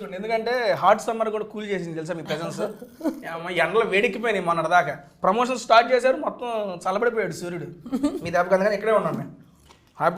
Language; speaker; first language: Telugu; native; Telugu